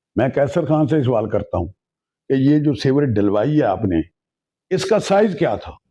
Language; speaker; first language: Urdu; non-native, local second language; Punjabi